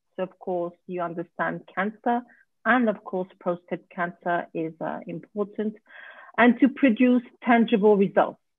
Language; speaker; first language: English; non-native, fluent; French